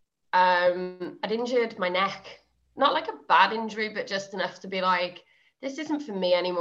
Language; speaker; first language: English; native; English